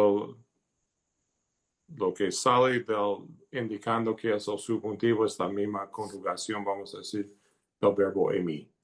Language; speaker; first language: Spanish; early bilingual, heritage; Spanish